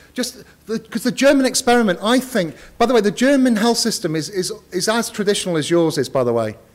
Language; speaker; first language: English; native; English